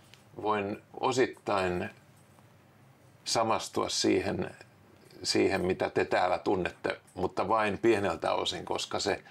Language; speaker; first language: Finnish; native; Finnish